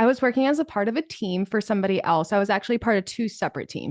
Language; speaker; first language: English; native; English